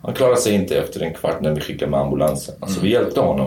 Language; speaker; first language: Swedish; non-native, fluent; Kurdish